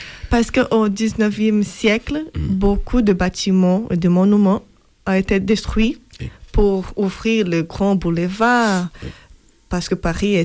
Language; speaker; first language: French; non-native, fluent; Portuguese